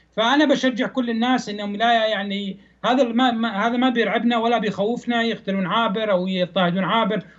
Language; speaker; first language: Arabic; non-native, fluent; Persian